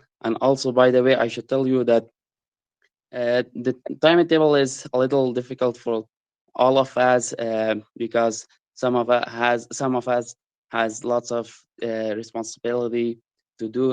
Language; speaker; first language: English; non-native, learner; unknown